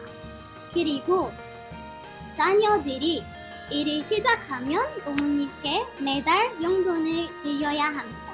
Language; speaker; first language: Korean; non-native, fluent; Arabic